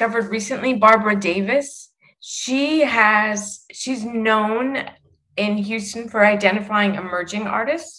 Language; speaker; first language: English; native; English